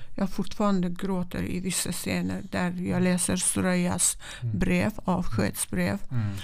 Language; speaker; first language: Swedish; non-native, fluent; Persian